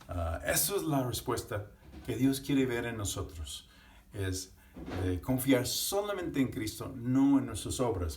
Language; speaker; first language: Spanish; non-native, fluent; English